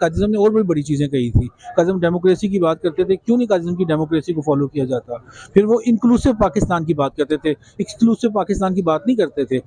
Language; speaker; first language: Urdu; non-native, local second language; Kashmiri